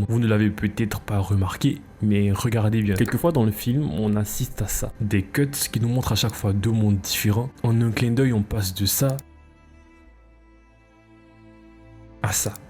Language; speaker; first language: French; native; French